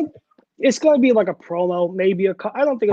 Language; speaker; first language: English; native; English